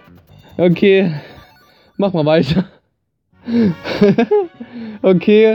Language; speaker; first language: German; native; German